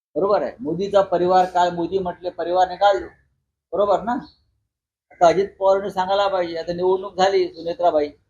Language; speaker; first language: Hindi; non-native, local second language; Marathi